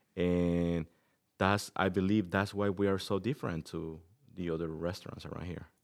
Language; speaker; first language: English; non-native, fluent; Spanish